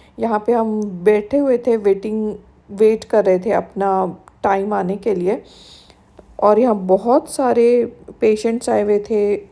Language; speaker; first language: Hindi; native; Hindi